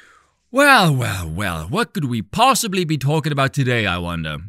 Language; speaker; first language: English; native; English